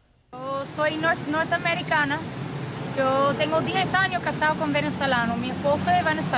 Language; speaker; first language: Spanish; non-native, learner; English